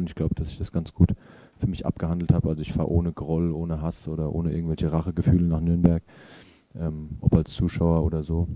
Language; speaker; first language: German; native; German